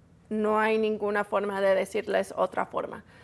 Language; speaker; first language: Spanish; early bilingual, heritage; Spanish